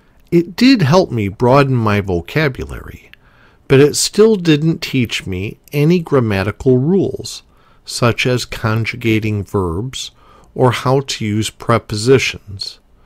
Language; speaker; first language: English; native; English